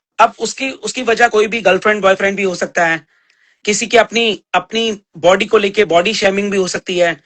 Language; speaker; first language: Hindi; native; Hindi